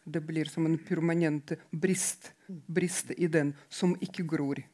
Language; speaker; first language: Norwegian; non-native, fluent; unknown